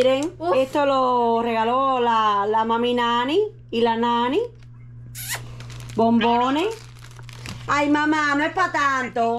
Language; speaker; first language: Spanish; native; Spanish